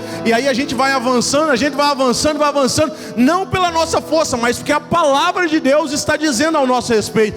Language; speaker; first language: Portuguese; native; Portuguese